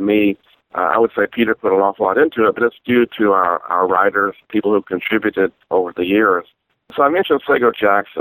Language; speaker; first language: English; native; English